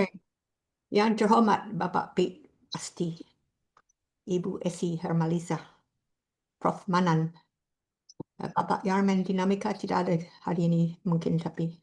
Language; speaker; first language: Indonesian; non-native, fluent; English